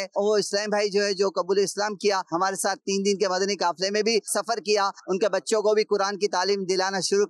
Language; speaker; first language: Urdu; native; Urdu